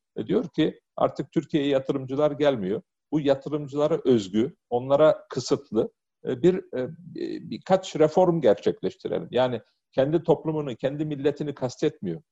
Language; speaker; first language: Turkish; early bilingual, heritage; Turkish